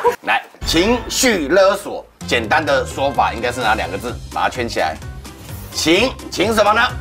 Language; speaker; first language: Chinese; native; Chinese